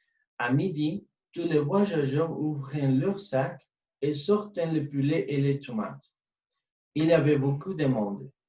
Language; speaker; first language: French; non-native, fluent; Spanish